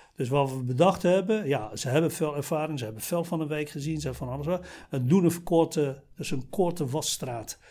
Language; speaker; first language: Dutch; non-native, fluent; Arabic